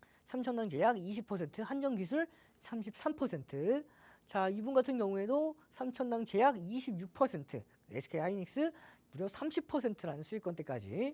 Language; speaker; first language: Korean; native; Korean